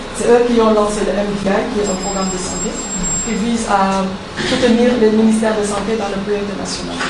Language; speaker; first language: French; non-native, local second language; Wolof